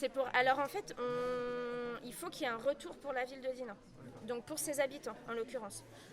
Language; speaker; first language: French; native; French